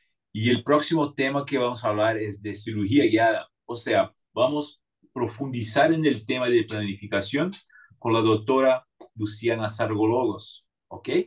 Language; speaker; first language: Spanish; non-native, fluent; Portuguese